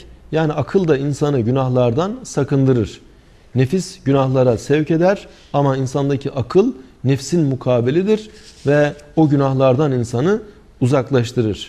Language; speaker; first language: Turkish; native; Turkish